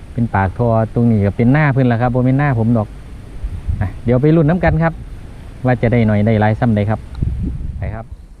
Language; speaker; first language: Thai; native; Thai